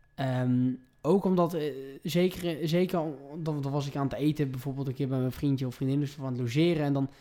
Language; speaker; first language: Dutch; early bilingual, heritage; Dutch